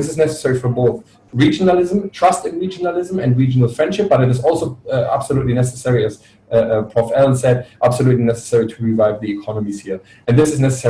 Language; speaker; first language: English; non-native, fluent; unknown